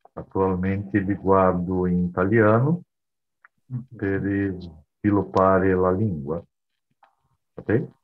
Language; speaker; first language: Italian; non-native, learner; Portuguese